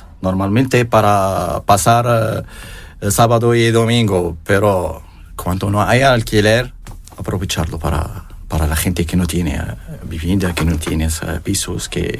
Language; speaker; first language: Spanish; non-native, learner; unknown